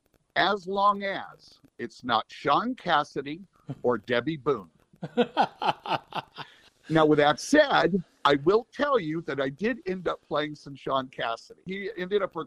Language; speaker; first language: English; native; English